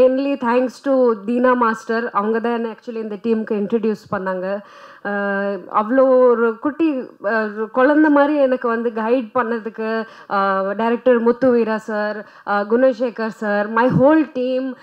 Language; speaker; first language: Tamil; non-native, fluent; Punjabi